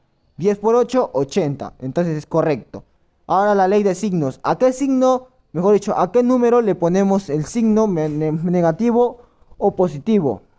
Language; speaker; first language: Spanish; native; Spanish